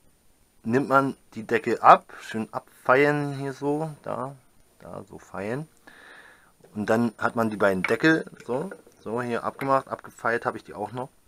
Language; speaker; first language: German; native; German